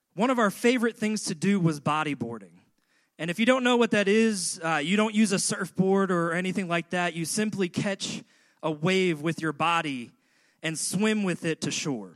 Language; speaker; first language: English; native; English